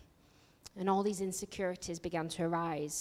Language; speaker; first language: English; native; English